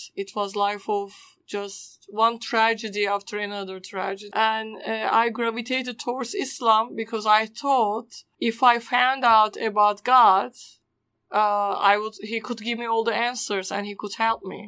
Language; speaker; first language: English; non-native, fluent; Turkish